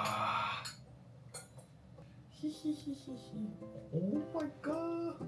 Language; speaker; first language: Korean; non-native, learner; Japanese